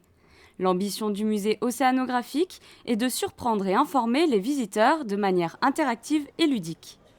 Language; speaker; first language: French; native; French